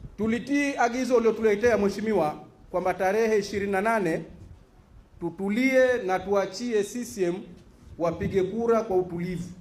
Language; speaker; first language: Swahili; native; Swahili